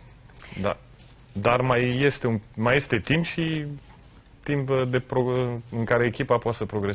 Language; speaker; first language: Romanian; native; Romanian